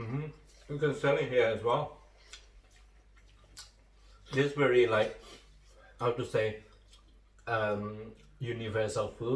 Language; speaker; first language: English; non-native, learner; Indonesian